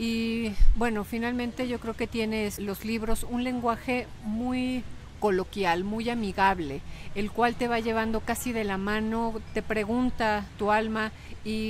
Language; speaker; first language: Spanish; native; Spanish